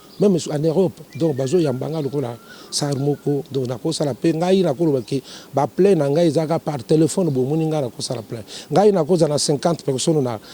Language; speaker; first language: Lingala; non-native, local second language; Luba-Lulua